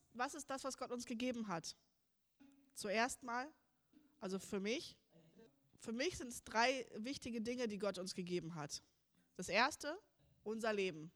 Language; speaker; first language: German; early bilingual, heritage; German